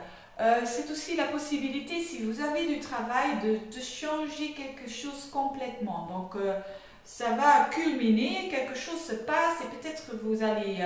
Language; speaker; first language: French; non-native, fluent; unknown